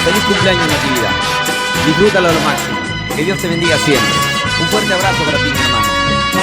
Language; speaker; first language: Spanish; native; Spanish